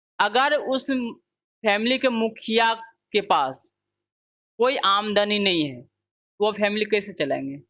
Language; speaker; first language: Hindi; native; Hindi